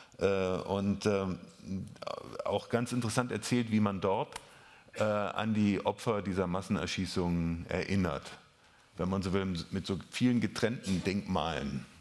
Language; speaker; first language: German; native; German